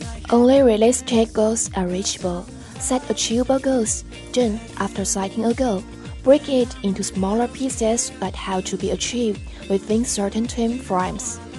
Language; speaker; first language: English; non-native, fluent; Chinese